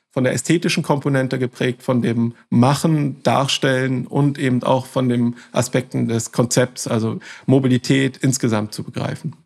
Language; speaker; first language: German; native; German